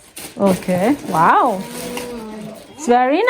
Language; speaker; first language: English; non-native, local second language; Urdu